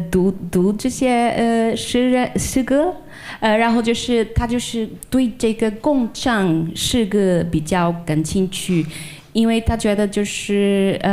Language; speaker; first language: Chinese; non-native, fluent; Portuguese